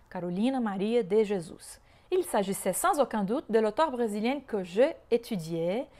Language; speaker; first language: French; non-native, fluent; Portuguese